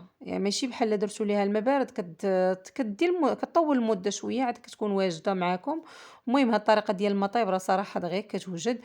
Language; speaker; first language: Arabic; native; Arabic